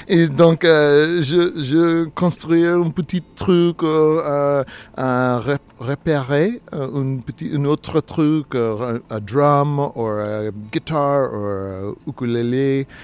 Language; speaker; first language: French; non-native, learner; English